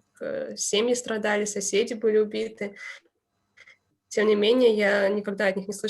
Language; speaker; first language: Russian; native; Russian